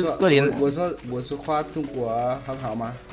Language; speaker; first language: Chinese; non-native, learner; Vietnamese